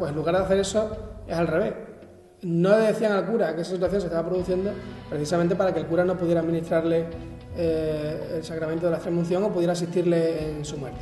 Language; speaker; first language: Spanish; native; Spanish